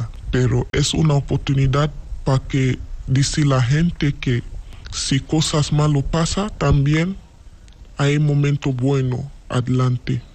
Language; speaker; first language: Spanish; non-native, learner; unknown